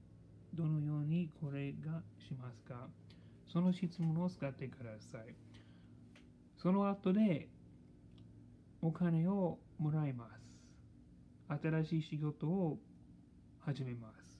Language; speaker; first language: Japanese; non-native, learner; English